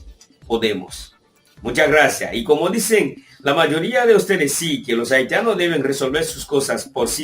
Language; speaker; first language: Spanish; non-native, fluent; Haitian Creole